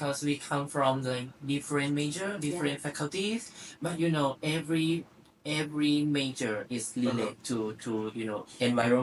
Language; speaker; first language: English; non-native, learner; Thai